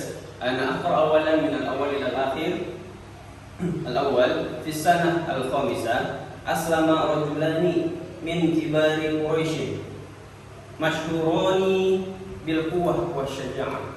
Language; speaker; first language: Arabic; non-native, learner; Indonesian